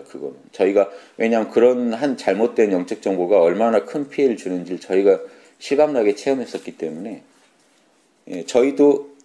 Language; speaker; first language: Korean; native; Korean